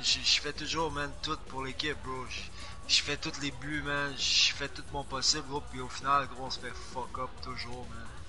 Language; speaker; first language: French; native; French